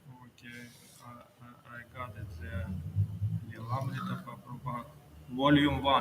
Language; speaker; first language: English; non-native, learner; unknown